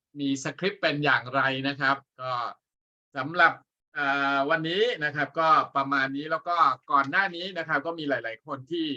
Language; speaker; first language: Thai; native; Thai